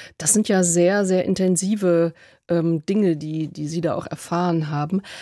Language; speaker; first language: German; native; German